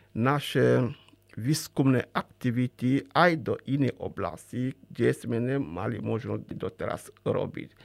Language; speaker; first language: Slovak; non-native, fluent; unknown